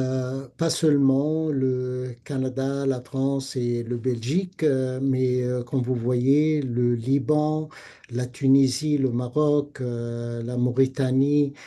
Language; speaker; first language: French; non-native, fluent; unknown